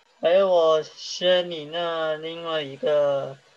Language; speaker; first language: Chinese; early bilingual, heritage; Chinese